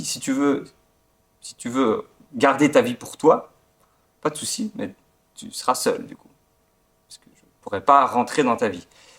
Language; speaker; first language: French; native; French